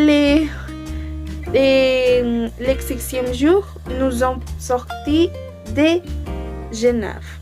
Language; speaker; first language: French; non-native, learner; Spanish